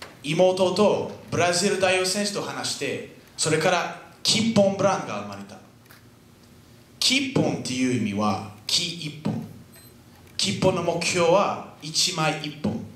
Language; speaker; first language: Japanese; non-native, fluent; French